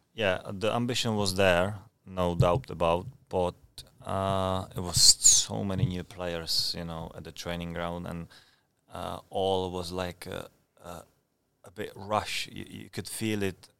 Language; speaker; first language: English; non-native, fluent; Czech